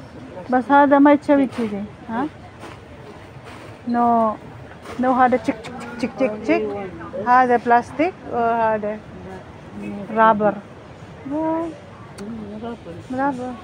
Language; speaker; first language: Arabic; non-native, learner; Filipino